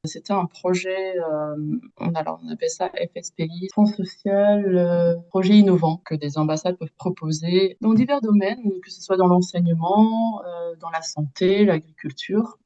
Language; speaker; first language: French; native; French